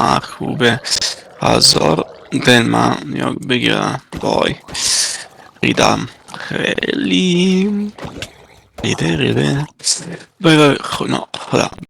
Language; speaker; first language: Persian; non-native, learner; Italian